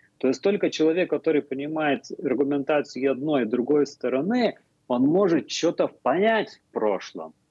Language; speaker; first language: Russian; non-native, fluent; Lithuanian